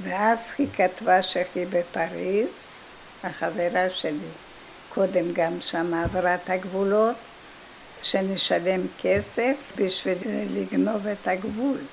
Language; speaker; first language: Hebrew; non-native, fluent; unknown